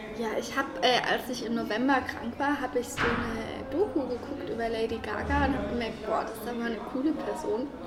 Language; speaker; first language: German; native; German